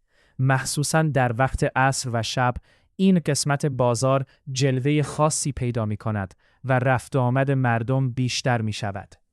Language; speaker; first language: Persian; native; Persian